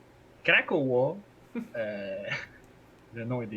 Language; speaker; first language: French; native; French